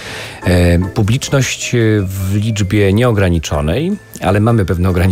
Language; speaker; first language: Polish; native; Polish